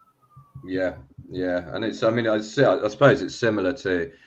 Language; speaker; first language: English; native; English